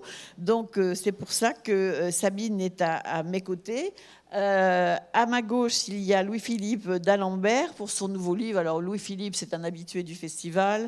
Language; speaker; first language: French; native; French